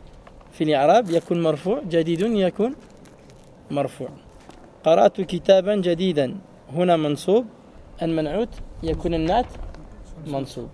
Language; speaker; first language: Arabic; non-native, fluent; French